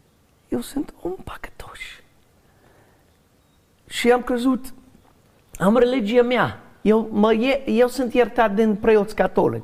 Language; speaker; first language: Romanian; non-native, learner; English